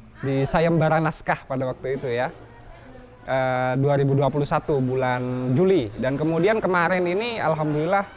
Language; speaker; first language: Indonesian; non-native, local second language; Madurese